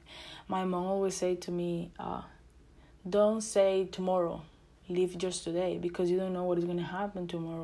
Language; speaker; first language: English; non-native, learner; Spanish